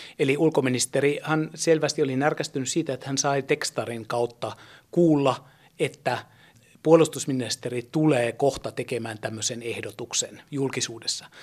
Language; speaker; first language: Finnish; early bilingual, heritage; German